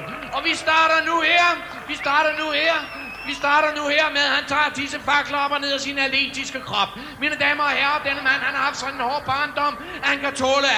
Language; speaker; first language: Danish; native; Danish